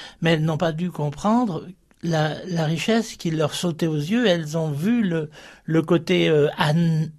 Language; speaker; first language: French; native; French